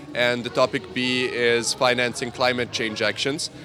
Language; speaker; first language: English; non-native, fluent; Serbian